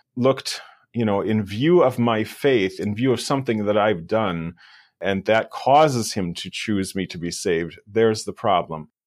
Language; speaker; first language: English; native; English